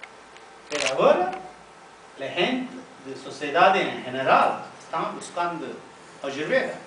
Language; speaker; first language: Spanish; non-native, fluent; Tamil